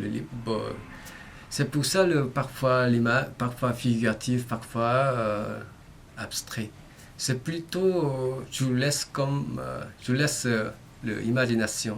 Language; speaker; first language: French; non-native, learner; Korean